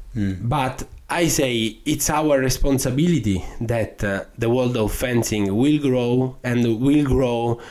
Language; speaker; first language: English; non-native, fluent; Italian